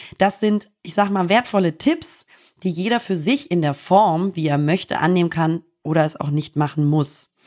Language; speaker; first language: German; native; German